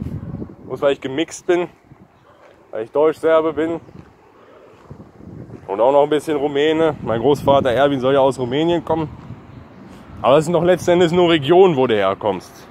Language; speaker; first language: German; native; German